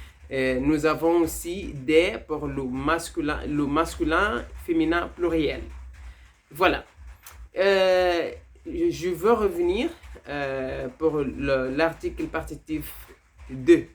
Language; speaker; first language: French; non-native, fluent; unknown